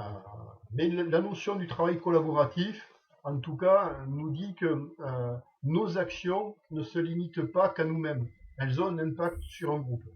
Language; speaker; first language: French; native; French